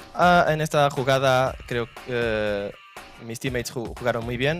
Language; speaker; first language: Spanish; non-native, learner; Portuguese